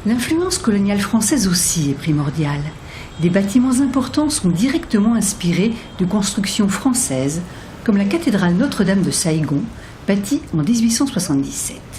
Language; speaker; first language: French; native; French